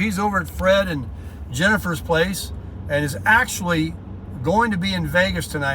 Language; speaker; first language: English; native; English